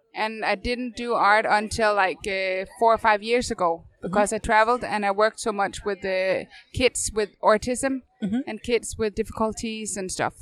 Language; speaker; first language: English; non-native, fluent; Danish